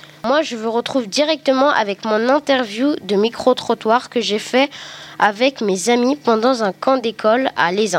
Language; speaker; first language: French; native; French